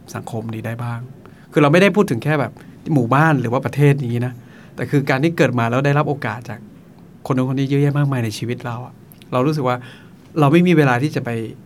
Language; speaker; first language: Thai; non-native, local second language; Akha